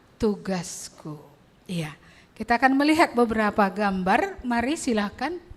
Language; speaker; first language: Indonesian; non-native, local second language; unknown